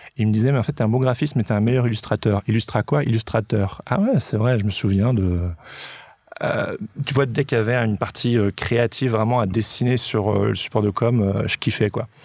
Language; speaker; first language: French; native; French